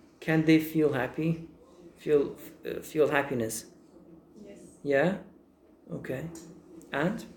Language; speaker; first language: English; non-native, fluent; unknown